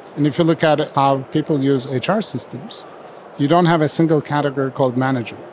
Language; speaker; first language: English; non-native, fluent; Turkish